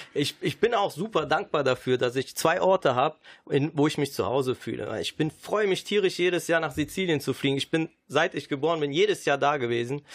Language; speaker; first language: German; native; German